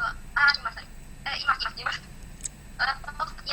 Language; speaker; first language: Japanese; non-native, learner; Indonesian